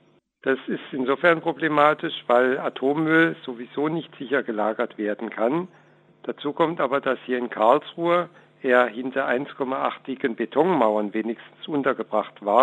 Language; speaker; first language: German; native; German